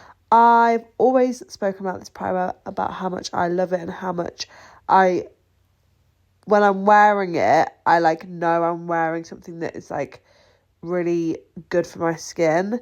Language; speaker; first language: English; native; English